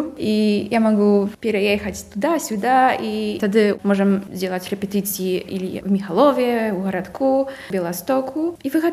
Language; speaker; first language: Polish; non-native, local second language; Belarusian